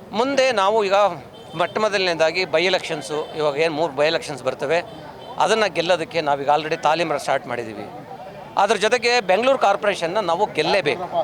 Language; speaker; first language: Kannada; native; Kannada